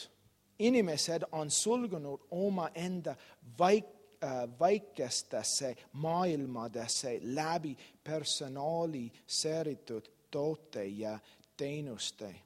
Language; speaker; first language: Estonian; non-native, learner; English